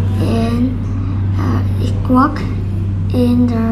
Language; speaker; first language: English; non-native, learner; Vietnamese